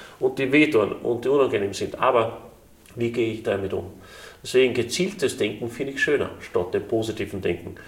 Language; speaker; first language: German; native; German